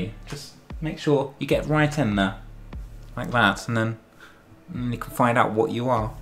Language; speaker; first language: English; native; English